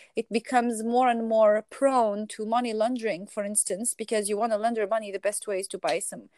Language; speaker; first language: English; non-native, fluent; Arabic